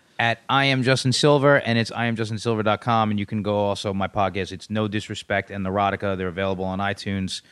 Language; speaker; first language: English; native; English